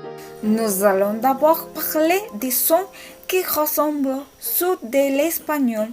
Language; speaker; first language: French; non-native, learner; Spanish